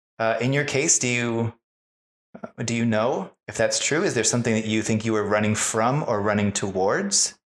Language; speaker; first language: English; native; English